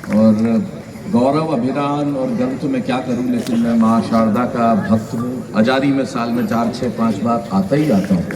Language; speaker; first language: Hindi; native; Hindi